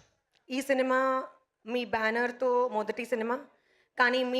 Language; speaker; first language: Telugu; non-native, local second language; Hindi